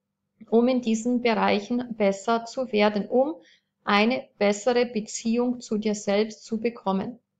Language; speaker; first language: German; native; German